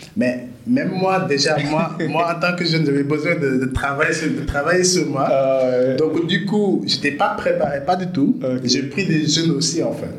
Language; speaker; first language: French; non-native, local second language; Wolof